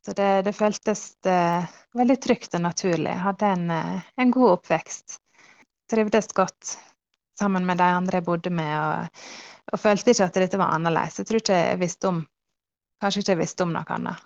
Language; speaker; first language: Norwegian; early bilingual, heritage; Norwegian